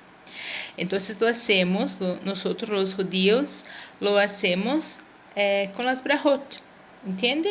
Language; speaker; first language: Spanish; non-native, fluent; Portuguese